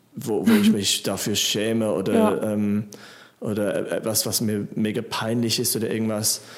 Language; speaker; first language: German; non-native, fluent; English